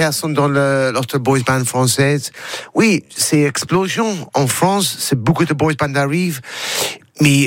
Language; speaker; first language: French; non-native, learner; English